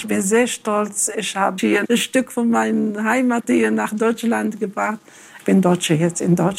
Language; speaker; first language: German; non-native, learner; Arabic